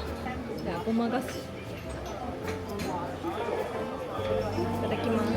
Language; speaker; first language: Japanese; native; Japanese